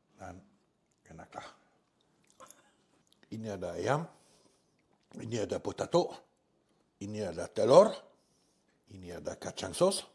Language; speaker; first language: Indonesian; non-native, learner; French